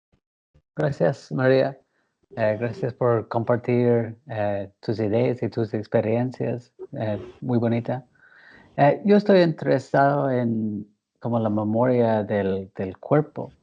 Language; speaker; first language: Spanish; non-native, fluent; English